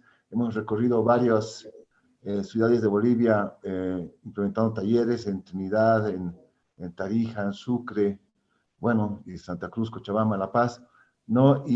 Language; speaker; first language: Spanish; native; Spanish